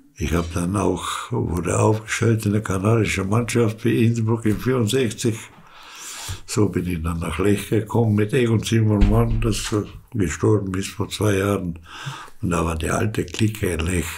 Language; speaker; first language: German; early bilingual, other home language; Slovenian